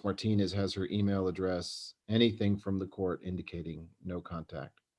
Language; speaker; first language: English; native; English